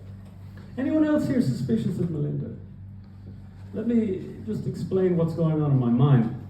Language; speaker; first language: English; native; English